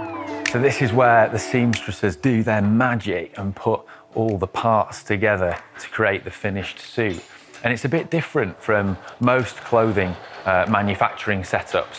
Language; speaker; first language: English; native; English